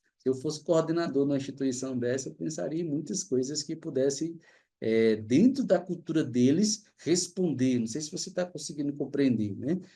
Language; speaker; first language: Portuguese; native; Portuguese